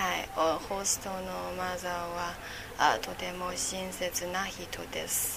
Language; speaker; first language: Japanese; non-native, learner; Chinese